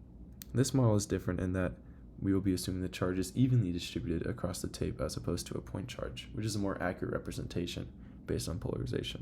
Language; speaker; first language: English; native; English